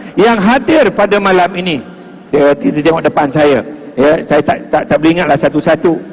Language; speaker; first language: Malay; native; Malay